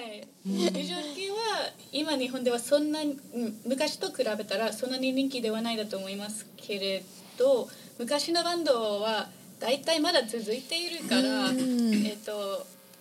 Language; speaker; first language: Japanese; non-native, fluent; English